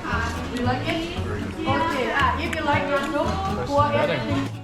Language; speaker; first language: English; non-native, fluent; Thai